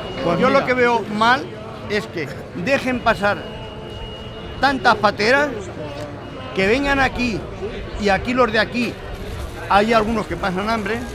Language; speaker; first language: Spanish; native; Spanish